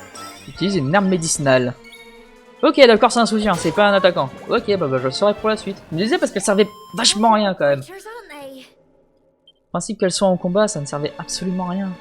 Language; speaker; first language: French; native; French